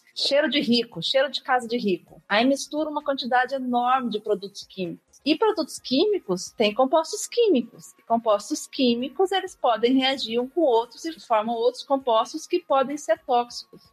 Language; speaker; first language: Portuguese; native; Portuguese